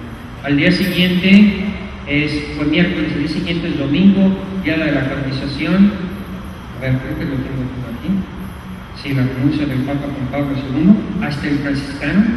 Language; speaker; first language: Spanish; native; Spanish